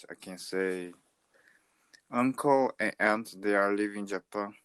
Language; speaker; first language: English; non-native, learner; Portuguese